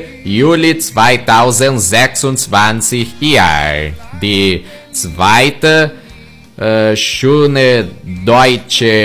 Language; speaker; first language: German; non-native, learner; Portuguese